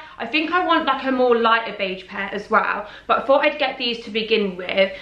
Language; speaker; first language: English; native; English